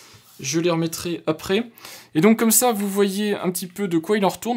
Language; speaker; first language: French; native; French